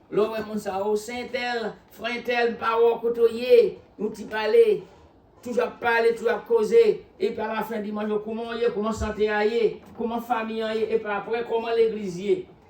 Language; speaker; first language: French; non-native, local second language; Haitian Creole